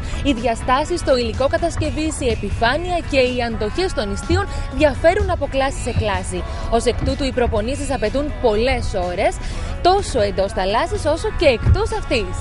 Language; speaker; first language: Greek; native; Greek